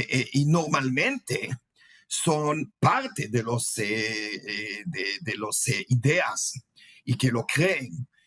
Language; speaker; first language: Spanish; non-native, fluent; Hebrew